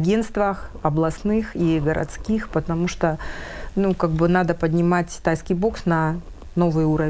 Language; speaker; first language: Russian; native; Russian